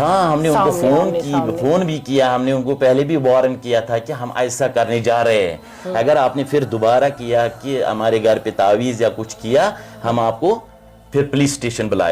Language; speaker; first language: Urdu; non-native, local second language; Kashmiri